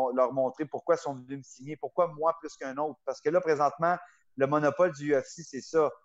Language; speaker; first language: French; native; French